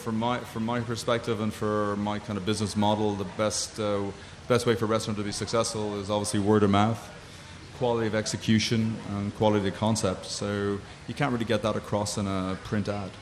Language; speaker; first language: English; native; English